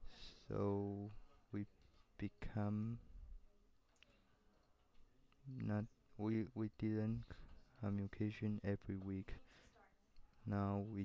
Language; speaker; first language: English; non-native, learner; Chinese